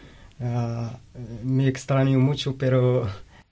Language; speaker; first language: Spanish; non-native, learner; Arabic